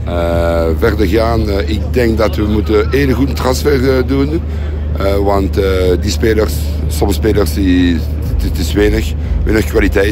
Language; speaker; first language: Dutch; non-native, local second language; French